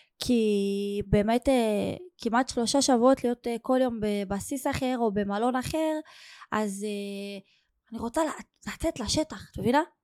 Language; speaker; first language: Hebrew; native; Hebrew